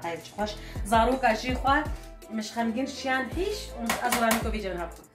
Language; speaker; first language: German; non-native, learner; Kurdish